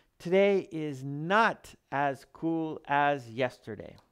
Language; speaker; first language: English; native; English